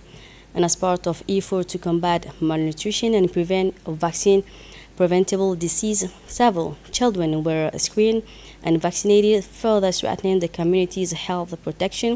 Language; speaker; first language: English; non-native, fluent; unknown